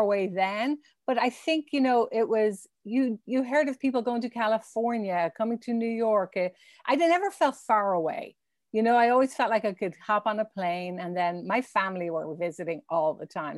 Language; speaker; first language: English; native; English